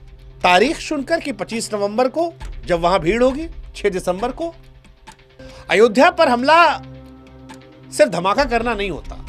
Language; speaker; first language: Hindi; native; Hindi